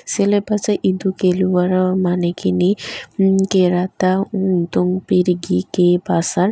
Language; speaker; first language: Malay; non-native, learner; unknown